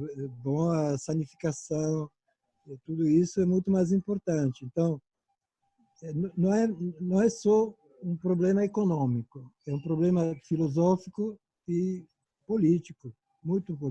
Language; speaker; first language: Portuguese; non-native, fluent; Italian